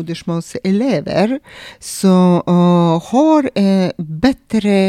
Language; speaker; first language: Swedish; non-native, fluent; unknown